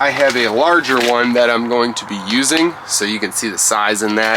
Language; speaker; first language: English; native; English